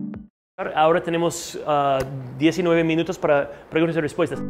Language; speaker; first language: Spanish; non-native, fluent; English